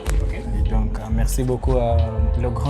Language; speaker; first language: French; non-native, learner; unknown